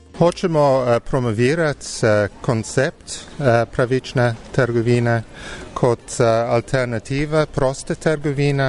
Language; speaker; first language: Slovenian; non-native, fluent; English